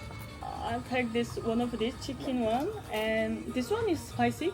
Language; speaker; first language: English; non-native, learner; Korean